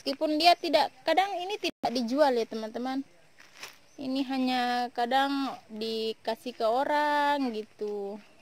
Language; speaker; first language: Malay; non-native, local second language; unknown